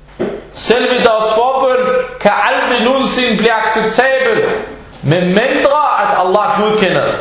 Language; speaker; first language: Danish; non-native, fluent; Arabic